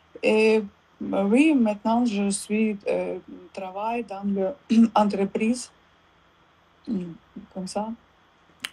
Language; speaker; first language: French; non-native, learner; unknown